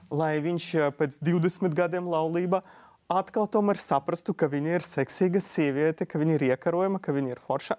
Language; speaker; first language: Latvian; non-native, local second language; Russian